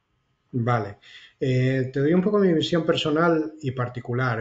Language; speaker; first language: Spanish; native; Spanish